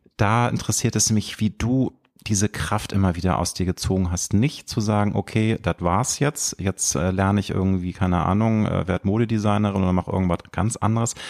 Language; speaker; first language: German; native; German